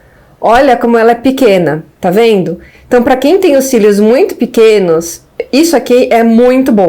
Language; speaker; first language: Portuguese; native; Portuguese